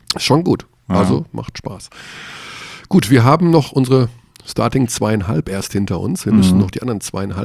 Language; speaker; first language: German; native; German